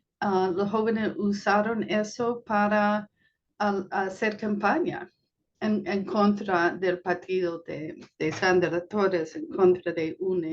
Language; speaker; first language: Spanish; non-native, fluent; English